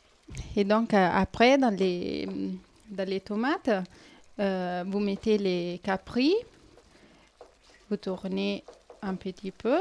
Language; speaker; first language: French; non-native, fluent; Italian